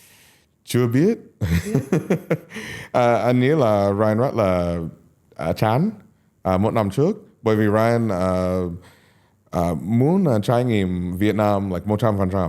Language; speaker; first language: Vietnamese; non-native, learner; English